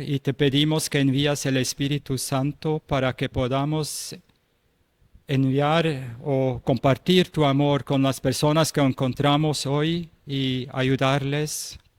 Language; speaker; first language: Spanish; non-native, fluent; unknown